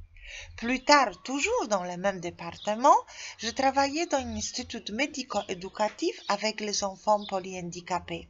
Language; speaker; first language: French; non-native, fluent; Polish